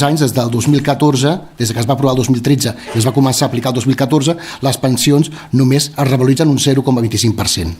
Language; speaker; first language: Catalan; native; Catalan